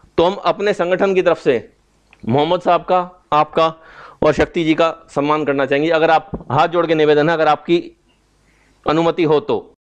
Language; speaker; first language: Hindi; native; Hindi